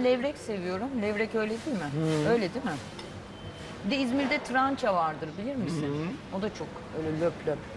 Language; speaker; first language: Turkish; native; Turkish